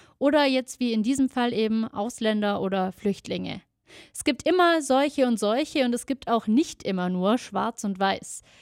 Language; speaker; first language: German; native; German